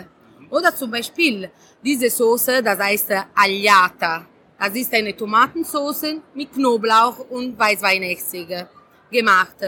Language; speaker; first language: German; non-native, learner; Catalan